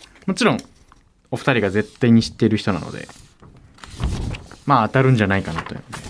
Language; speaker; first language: Japanese; native; Japanese